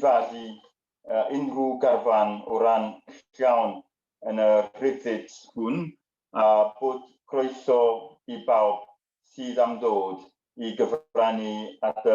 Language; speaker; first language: Welsh; non-native, learner; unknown